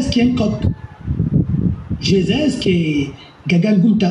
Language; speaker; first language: French; native; French